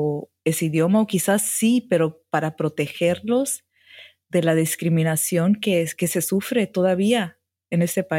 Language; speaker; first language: Spanish; early bilingual, heritage; Spanish